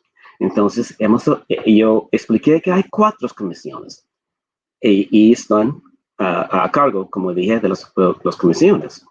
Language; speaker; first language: Spanish; non-native, fluent; English